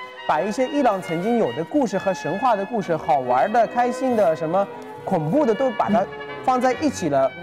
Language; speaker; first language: Chinese; non-native, fluent; Persian